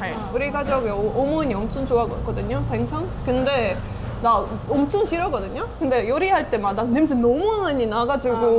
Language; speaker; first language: Korean; non-native, fluent; Estonian